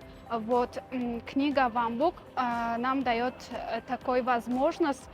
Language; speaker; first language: Russian; non-native, learner; Tajik